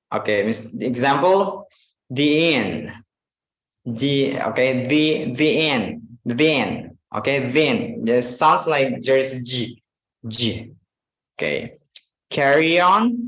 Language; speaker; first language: English; non-native, fluent; Indonesian